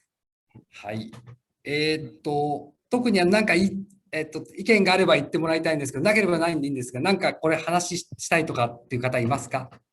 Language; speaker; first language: Japanese; native; Japanese